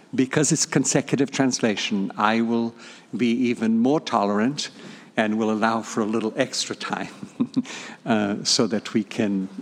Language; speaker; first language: English; non-native, fluent; Portuguese